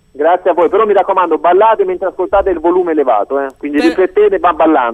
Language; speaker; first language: Italian; native; Italian